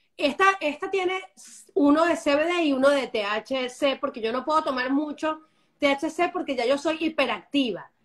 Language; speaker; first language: Spanish; native; Spanish